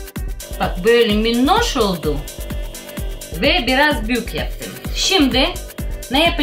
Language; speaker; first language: Turkish; non-native, learner; Russian